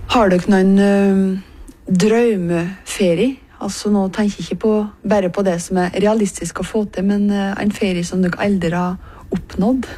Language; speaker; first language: Norwegian; native; Norwegian